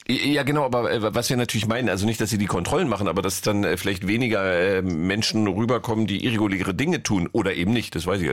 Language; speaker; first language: German; native; German